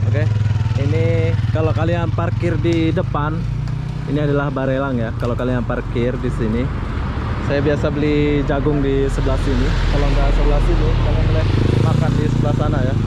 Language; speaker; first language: Indonesian; native; Indonesian